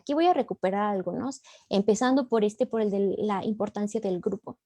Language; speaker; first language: Spanish; native; Spanish